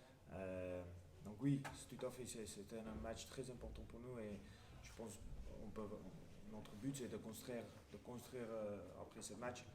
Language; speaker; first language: French; non-native, fluent; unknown